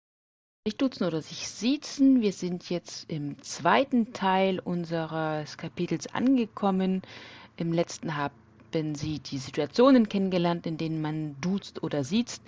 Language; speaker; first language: German; non-native, fluent; French